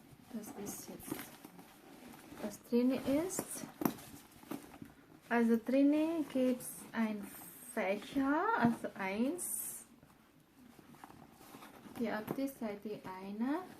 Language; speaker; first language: German; non-native, learner; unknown